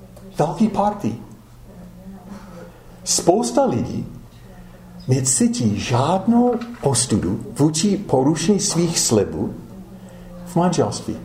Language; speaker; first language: Czech; non-native, fluent; English